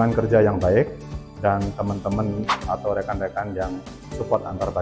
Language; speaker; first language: Indonesian; non-native, local second language; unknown